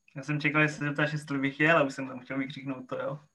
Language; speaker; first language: Czech; native; Czech